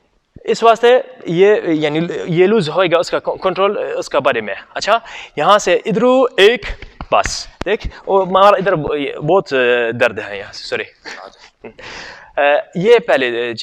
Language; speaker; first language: Hindi; non-native, learner; Arabic